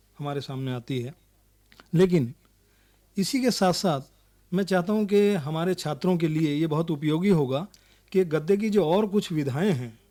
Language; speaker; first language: Hindi; native; Hindi